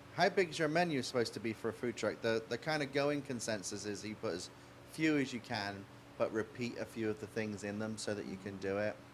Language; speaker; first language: English; native; English